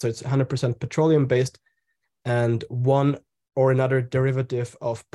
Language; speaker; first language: English; non-native, fluent; German